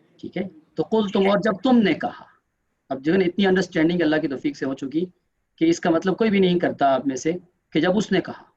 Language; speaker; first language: Urdu; native; Urdu